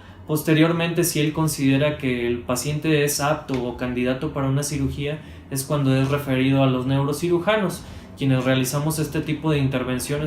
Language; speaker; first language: Spanish; native; Spanish